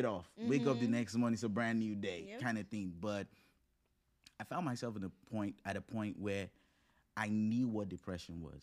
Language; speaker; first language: English; non-native, local second language; Yoruba